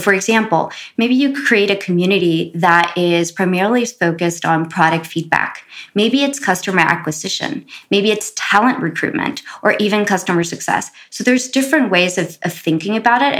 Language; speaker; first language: English; native; English